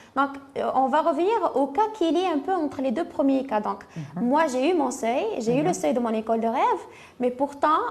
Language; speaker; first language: French; non-native, local second language; Arabic